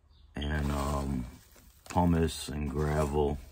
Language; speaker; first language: English; native; English